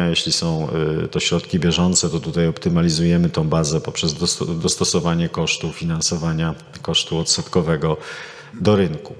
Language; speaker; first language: Polish; native; Polish